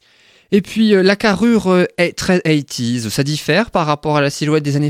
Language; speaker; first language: French; native; French